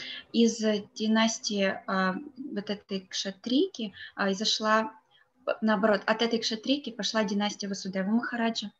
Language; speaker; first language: Russian; native; Russian